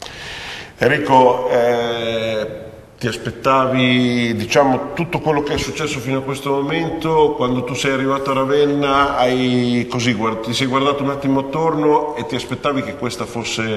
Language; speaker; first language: Italian; native; Italian